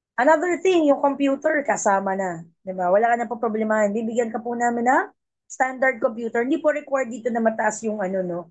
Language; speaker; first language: Filipino; non-native, local second language; Cebuano